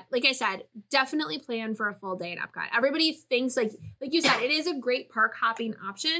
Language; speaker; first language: English; native; English